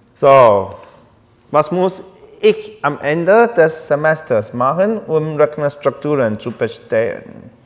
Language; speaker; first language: German; non-native, learner; Chinese